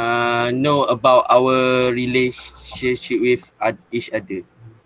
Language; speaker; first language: English; non-native, local second language; Malay